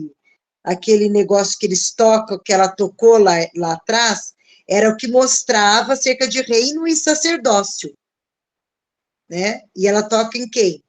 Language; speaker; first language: Portuguese; native; Portuguese